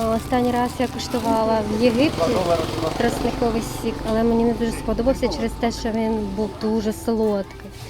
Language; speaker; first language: Ukrainian; native; Ukrainian